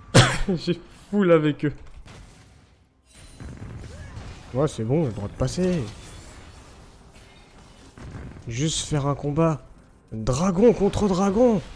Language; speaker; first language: French; native; French